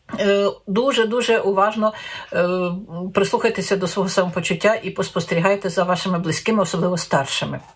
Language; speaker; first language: Ukrainian; native; Ukrainian